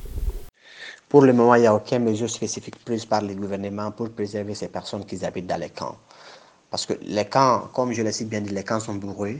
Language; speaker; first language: French; non-native, local second language; Bambara